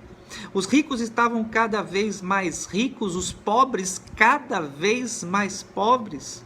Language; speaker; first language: Portuguese; native; Portuguese